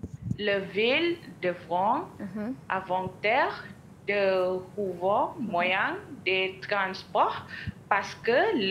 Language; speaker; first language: French; non-native, learner; Malay